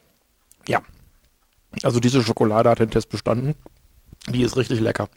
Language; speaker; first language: German; native; German